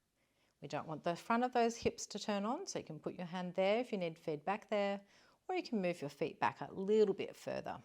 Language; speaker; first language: English; native; English